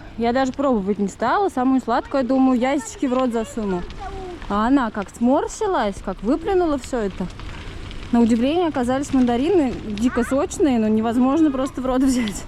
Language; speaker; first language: Russian; native; Russian